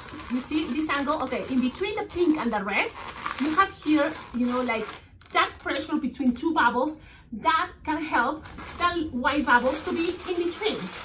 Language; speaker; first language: English; non-native, fluent; Spanish